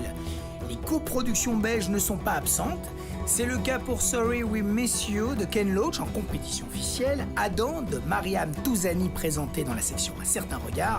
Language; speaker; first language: French; native; French